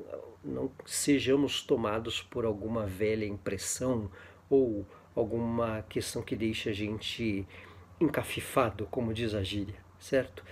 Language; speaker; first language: Portuguese; native; Portuguese